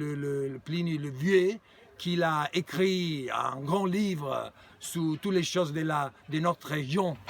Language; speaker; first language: French; non-native, fluent; Italian